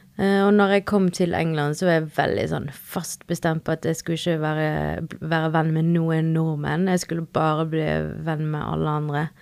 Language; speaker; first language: Norwegian; early bilingual, other home language; Spanish